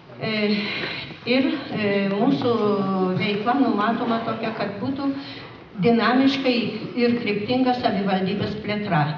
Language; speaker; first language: Lithuanian; non-native, local second language; Polish